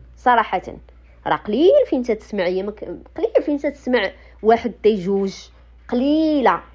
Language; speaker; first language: Arabic; native; Arabic